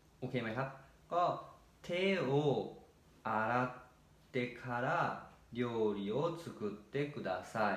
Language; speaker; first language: Japanese; non-native, fluent; Thai